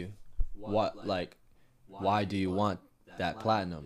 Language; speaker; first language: English; native; English